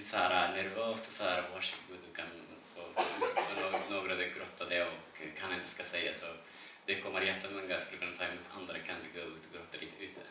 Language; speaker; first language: Swedish; non-native, learner; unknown